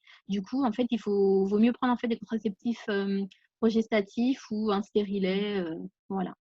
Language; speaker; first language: French; native; French